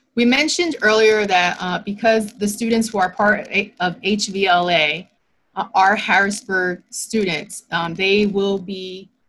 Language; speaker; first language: English; native; English